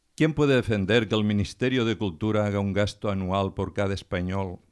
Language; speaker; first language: Spanish; non-native, local second language; Catalan